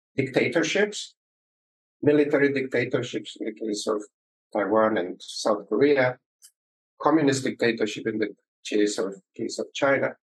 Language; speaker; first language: English; early bilingual, other home language; Romanian